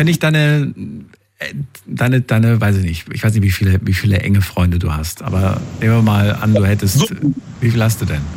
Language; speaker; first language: German; native; German